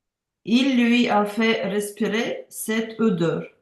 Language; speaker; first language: French; non-native, learner; Ukrainian